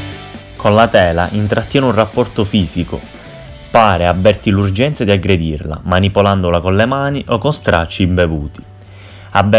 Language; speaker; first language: Italian; native; Italian